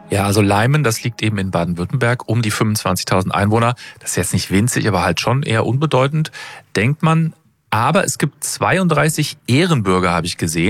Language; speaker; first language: German; native; German